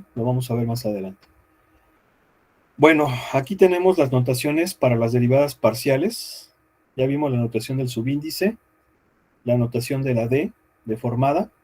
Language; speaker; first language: Spanish; native; Spanish